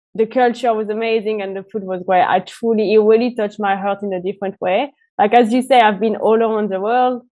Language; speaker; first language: English; non-native, fluent; French